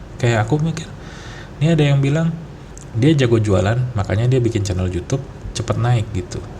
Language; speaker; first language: Indonesian; non-native, local second language; Malay